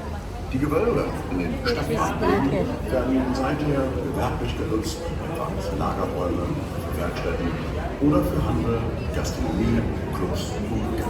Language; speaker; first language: German; native; German